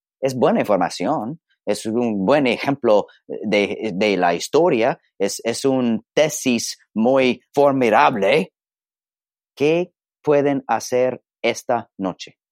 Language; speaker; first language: Spanish; non-native, learner; English